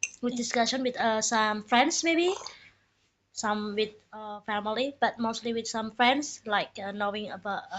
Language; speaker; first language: English; non-native, fluent; Indonesian